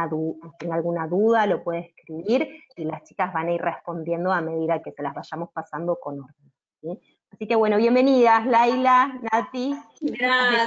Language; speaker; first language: Spanish; native; Spanish